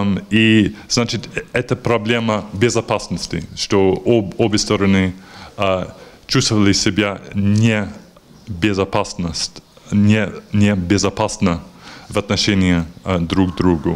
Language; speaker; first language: Russian; non-native, fluent; English